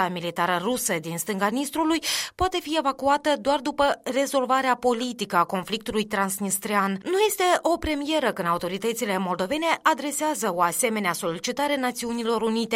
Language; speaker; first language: Romanian; native; Romanian